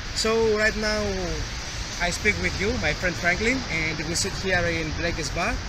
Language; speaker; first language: English; non-native, learner; Greek